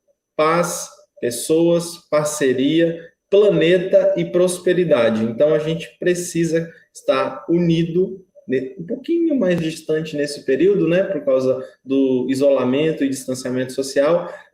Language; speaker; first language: Portuguese; native; Portuguese